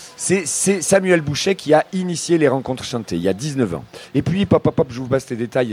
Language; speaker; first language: French; native; French